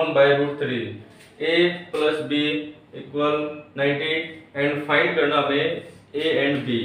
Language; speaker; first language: Hindi; native; Hindi